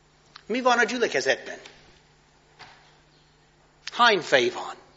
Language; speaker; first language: Hungarian; non-native, fluent; English